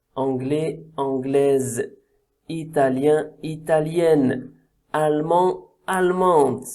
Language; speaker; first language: French; native; French